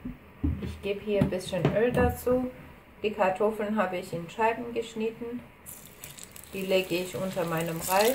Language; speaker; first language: German; non-native, fluent; Persian